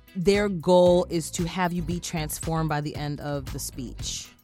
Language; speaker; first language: English; early bilingual, other home language; Spanish